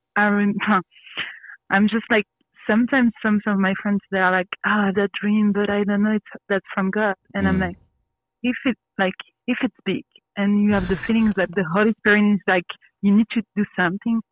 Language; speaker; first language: English; non-native, learner; French